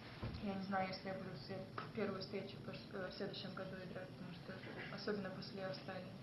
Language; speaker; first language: Russian; early bilingual, heritage; Russian